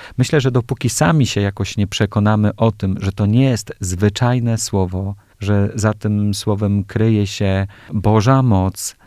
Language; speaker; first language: Polish; native; Polish